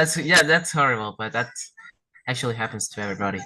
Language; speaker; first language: English; early bilingual, other home language; Spanish